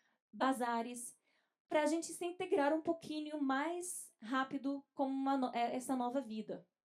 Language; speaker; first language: Portuguese; non-native, fluent; Arabic